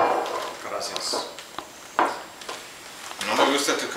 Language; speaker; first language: Spanish; non-native, learner; English